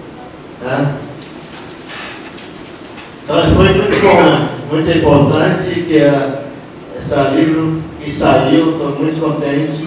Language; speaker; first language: Portuguese; non-native, local second language; Yanomámi